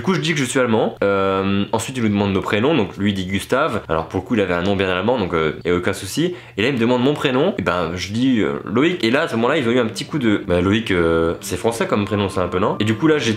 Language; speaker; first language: French; native; French